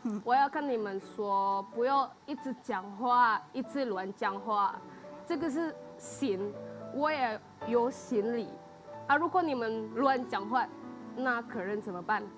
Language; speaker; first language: Chinese; non-native, fluent; Indonesian